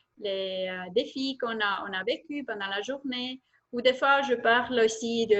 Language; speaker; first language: French; non-native, fluent; Estonian